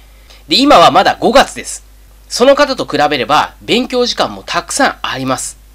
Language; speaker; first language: Japanese; native; Japanese